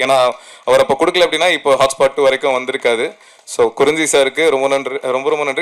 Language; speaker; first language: Tamil; native; Tamil